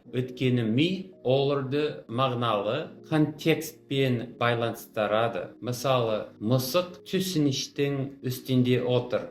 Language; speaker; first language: Kazakh; non-native, fluent; English